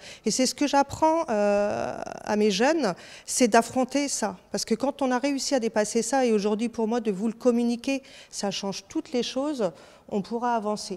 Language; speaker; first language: French; native; French